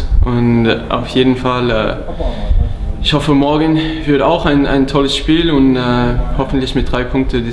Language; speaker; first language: German; non-native, fluent; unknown